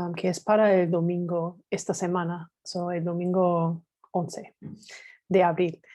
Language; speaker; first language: Spanish; non-native, fluent; English